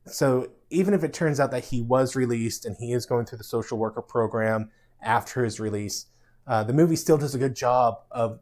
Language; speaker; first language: English; native; English